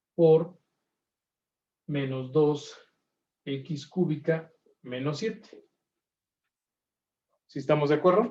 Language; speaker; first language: Spanish; native; Spanish